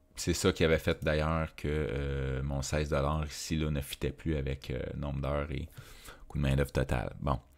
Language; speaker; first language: French; native; French